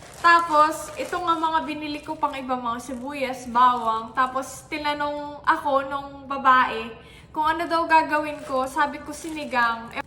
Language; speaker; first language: Filipino; native; Filipino